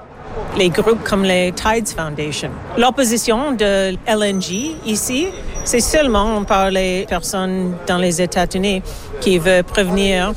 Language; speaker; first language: French; non-native, learner; English